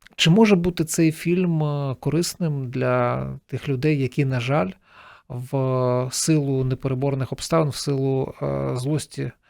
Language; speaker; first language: Ukrainian; native; Ukrainian